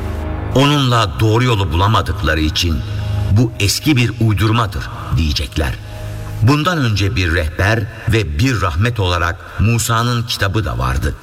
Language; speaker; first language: Turkish; native; Turkish